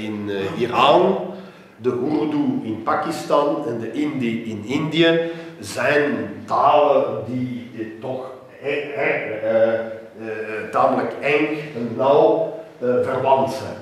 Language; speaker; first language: Dutch; non-native, local second language; French